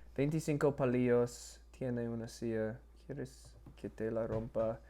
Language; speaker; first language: Spanish; non-native, learner; English